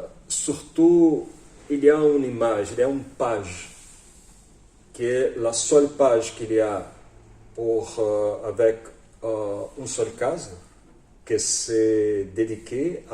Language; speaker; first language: French; non-native, fluent; Portuguese